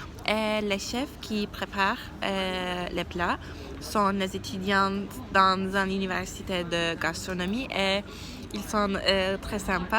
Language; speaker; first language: French; non-native, learner; Turkish